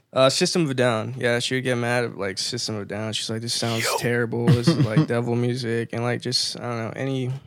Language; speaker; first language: English; early bilingual, other home language; Spanish